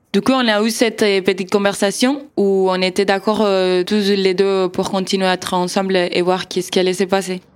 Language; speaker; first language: French; non-native, fluent; Spanish